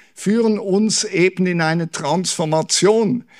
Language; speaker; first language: German; native; German